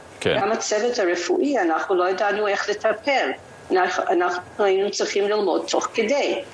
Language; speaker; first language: Hebrew; non-native, fluent; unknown